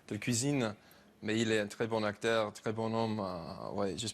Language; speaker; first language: French; non-native, learner; English